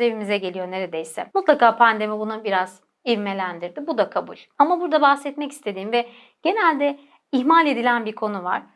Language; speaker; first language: Turkish; native; Turkish